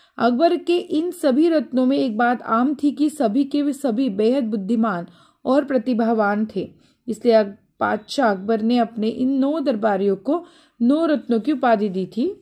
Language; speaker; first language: Hindi; non-native, local second language; Marathi